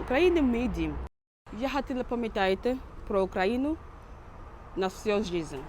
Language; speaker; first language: Ukrainian; non-native, learner; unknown